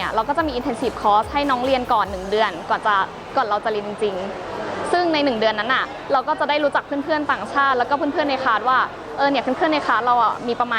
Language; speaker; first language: Thai; native; Thai